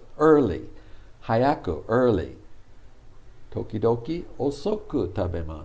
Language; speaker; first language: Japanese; non-native, fluent; English